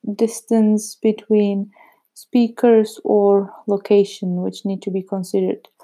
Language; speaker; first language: English; non-native, fluent; Czech